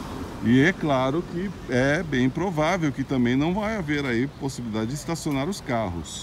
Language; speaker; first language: Portuguese; native; Portuguese